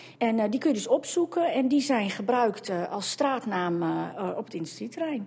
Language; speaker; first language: Dutch; native; Dutch